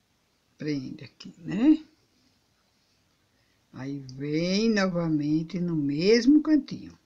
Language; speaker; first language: Portuguese; native; Portuguese